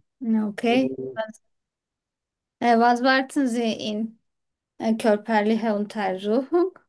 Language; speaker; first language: German; non-native, learner; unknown